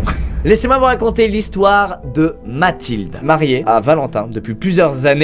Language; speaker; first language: French; native; French